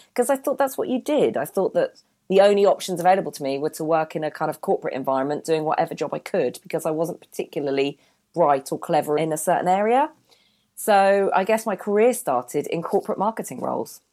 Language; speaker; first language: English; early bilingual, other home language; Hindi